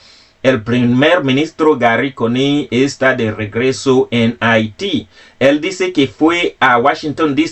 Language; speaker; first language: Spanish; non-native, fluent; Haitian Creole